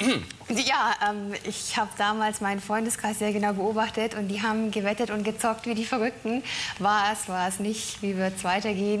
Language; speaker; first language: German; native; German